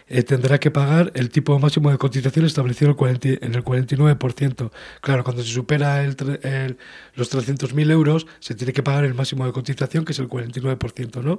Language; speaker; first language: Spanish; native; Spanish